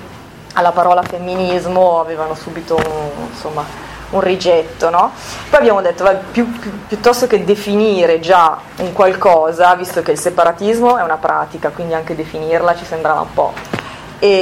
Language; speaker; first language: Italian; native; Italian